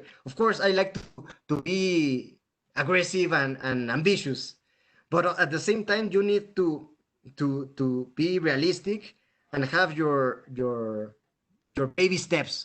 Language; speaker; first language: English; non-native, fluent; Spanish